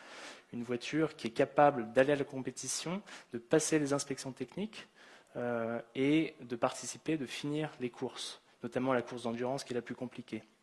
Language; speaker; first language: French; native; French